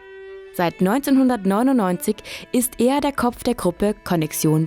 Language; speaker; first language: German; native; German